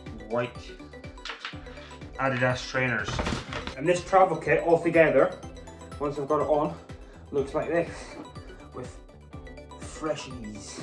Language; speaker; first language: English; native; English